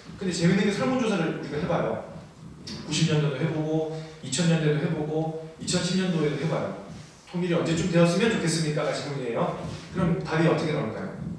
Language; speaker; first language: Korean; native; Korean